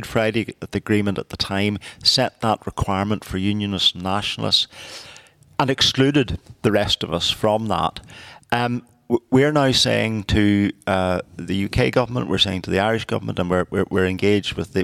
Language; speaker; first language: English; native; English